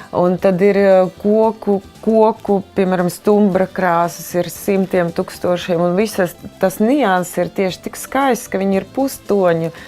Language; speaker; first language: Latvian; non-native, fluent; Russian